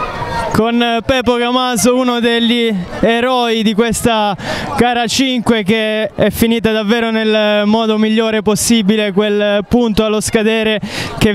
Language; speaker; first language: Italian; native; Italian